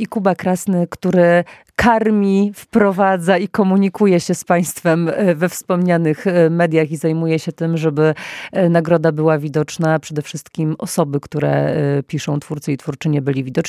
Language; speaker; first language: Polish; native; Polish